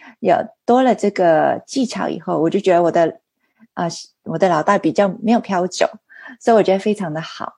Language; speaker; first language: Chinese; early bilingual, heritage; Chinese